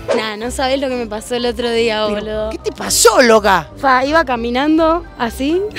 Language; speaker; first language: Spanish; native; Spanish